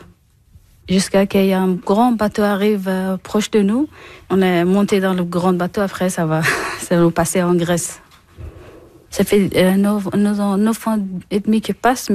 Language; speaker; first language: French; non-native, learner; Persian